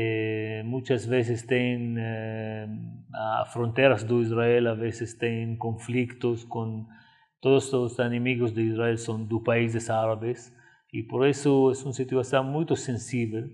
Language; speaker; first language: Portuguese; non-native, fluent; Arabic